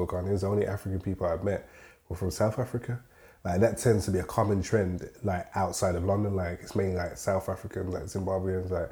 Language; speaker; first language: English; native; English